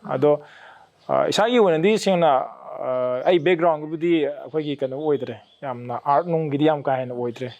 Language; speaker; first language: Manipuri; native; Manipuri